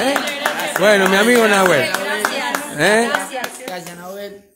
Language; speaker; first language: Spanish; native; Spanish